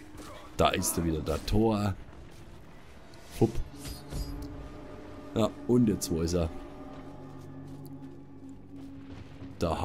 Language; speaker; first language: German; native; German